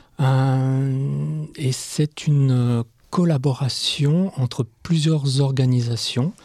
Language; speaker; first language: French; native; French